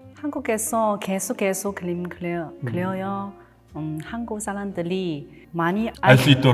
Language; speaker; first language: Korean; non-native, learner; Chinese